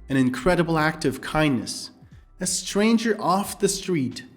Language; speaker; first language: English; non-native, fluent; Kyrgyz